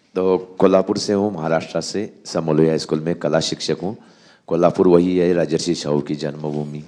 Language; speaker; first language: Hindi; non-native, local second language; Marathi